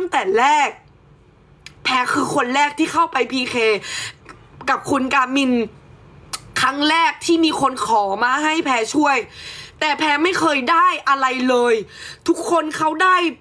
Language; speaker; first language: Thai; native; Thai